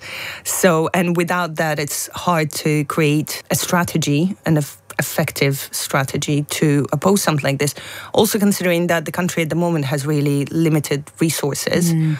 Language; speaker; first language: English; non-native, fluent; Russian